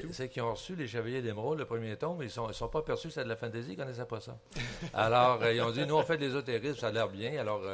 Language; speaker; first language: French; native; French